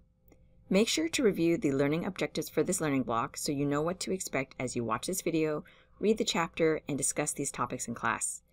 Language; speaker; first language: English; native; English